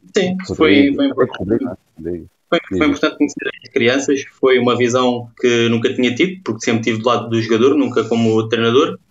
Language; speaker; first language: Portuguese; native; Portuguese